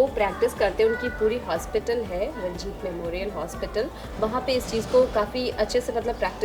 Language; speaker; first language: Hindi; native; Hindi